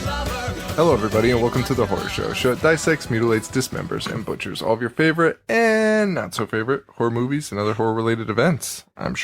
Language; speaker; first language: English; native; English